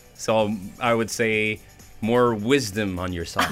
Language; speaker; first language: English; non-native, fluent; French